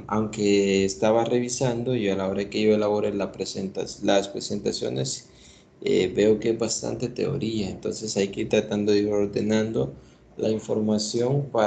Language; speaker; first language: Spanish; native; Spanish